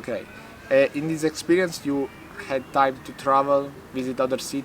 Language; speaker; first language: English; non-native, learner; Italian